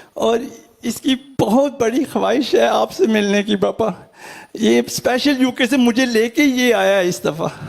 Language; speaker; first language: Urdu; early bilingual, heritage; Urdu